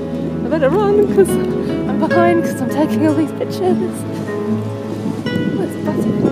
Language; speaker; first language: English; native; English